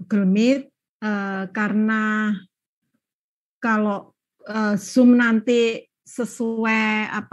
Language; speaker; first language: Indonesian; native; Indonesian